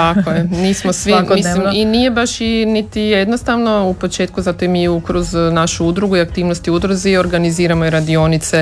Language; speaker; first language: Serbian; native; Serbian